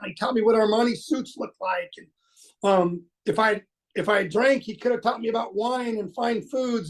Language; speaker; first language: English; native; English